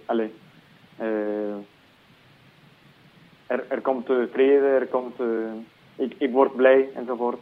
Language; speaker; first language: Dutch; non-native, fluent; Spanish